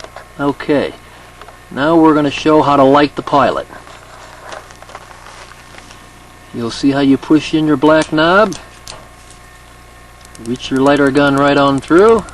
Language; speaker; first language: English; native; English